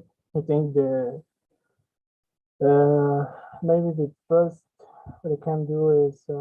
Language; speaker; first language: English; non-native, learner; Spanish